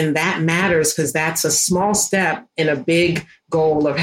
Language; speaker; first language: English; native; English